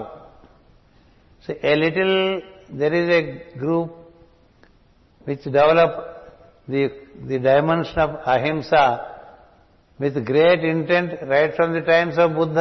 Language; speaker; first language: English; non-native, local second language; Telugu